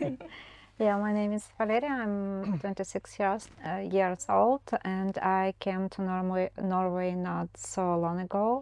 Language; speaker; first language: English; non-native, learner; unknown